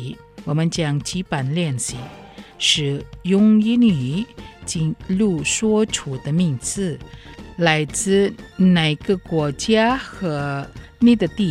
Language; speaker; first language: Chinese; non-native, fluent; Indonesian